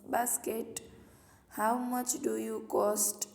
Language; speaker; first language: English; non-native, local second language; Gujarati